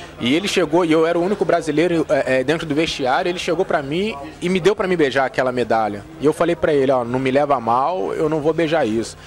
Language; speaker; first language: Portuguese; native; Portuguese